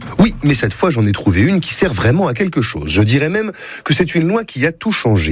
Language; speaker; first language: French; native; French